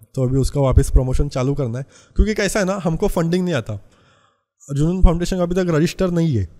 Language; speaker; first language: Hindi; non-native, local second language; Marathi